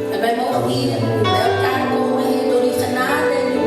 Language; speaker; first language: Dutch; non-native, fluent; Indonesian